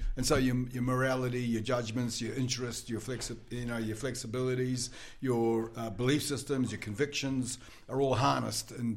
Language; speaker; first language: English; native; English